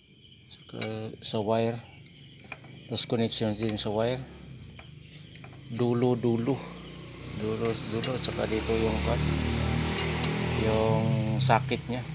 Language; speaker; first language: Filipino; non-native, local second language; Cebuano